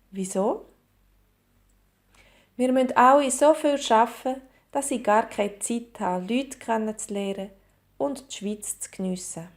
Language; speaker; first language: German; native; German